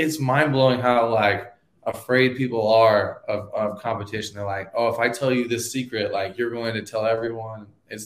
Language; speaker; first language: English; native; English